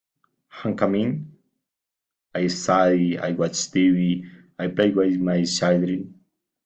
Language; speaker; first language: English; non-native, learner; Spanish